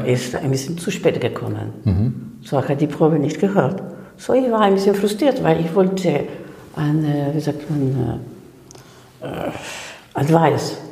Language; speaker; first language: German; non-native, fluent; Spanish